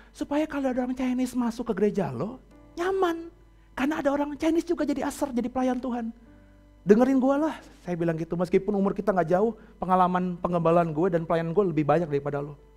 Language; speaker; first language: Indonesian; native; Indonesian